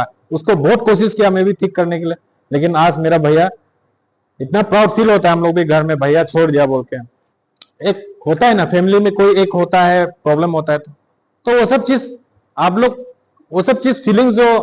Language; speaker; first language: Hindi; non-native, local second language; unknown